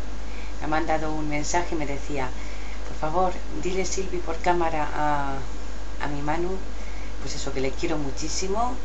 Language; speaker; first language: Spanish; native; Spanish